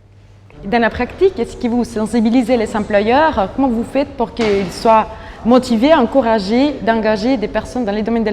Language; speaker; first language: French; native; French